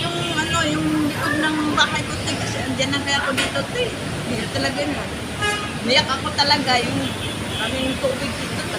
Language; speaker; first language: Filipino; non-native, local second language; Cebuano